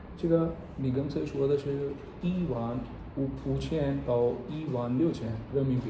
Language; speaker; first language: Chinese; non-native, fluent; Hindi